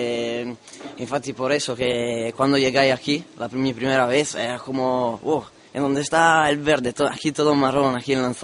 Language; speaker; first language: Spanish; non-native, learner; Italian